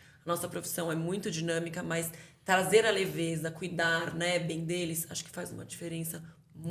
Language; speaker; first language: Portuguese; native; Portuguese